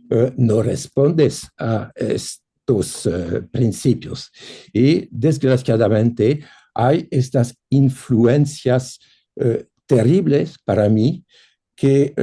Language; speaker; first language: Spanish; non-native, fluent; French